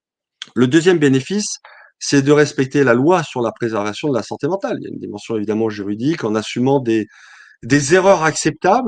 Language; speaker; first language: French; native; French